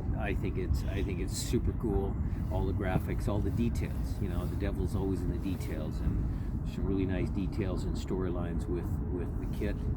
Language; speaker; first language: English; native; English